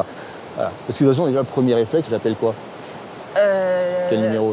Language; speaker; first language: French; native; French